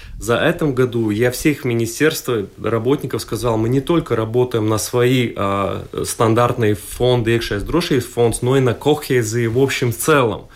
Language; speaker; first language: Russian; non-native, local second language; Latvian